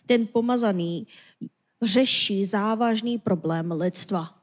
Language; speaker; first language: Czech; non-native, fluent; Korean